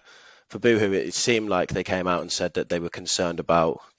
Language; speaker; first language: English; native; English